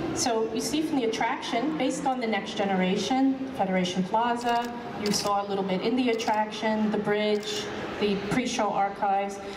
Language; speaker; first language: English; native; English